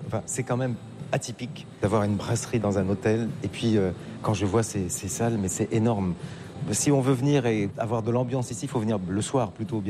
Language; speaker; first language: French; native; French